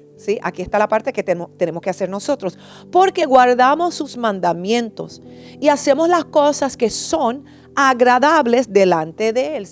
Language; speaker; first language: Spanish; early bilingual, heritage; English